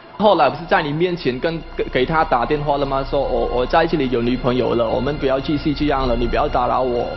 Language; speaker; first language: Chinese; non-native, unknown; Khmer